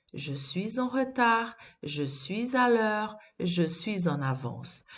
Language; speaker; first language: French; non-native, fluent; Portuguese